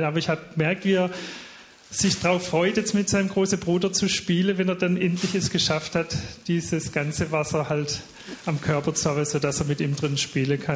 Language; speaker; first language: German; native; German